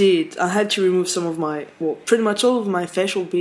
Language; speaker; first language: English; non-native, fluent; French